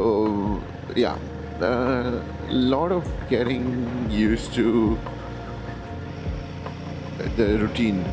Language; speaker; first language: English; non-native, local second language; Malayalam